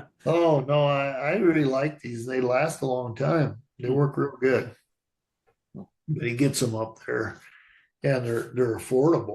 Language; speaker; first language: English; native; English